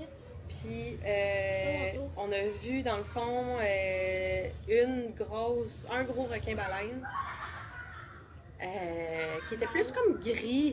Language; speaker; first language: French; native; French